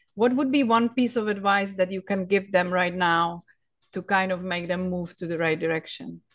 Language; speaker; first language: English; non-native, fluent; Czech